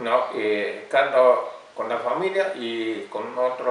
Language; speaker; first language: Spanish; non-native, local second language; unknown